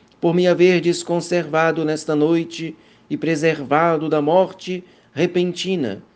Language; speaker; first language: Portuguese; native; Portuguese